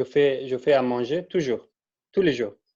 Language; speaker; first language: French; non-native, learner; Kurdish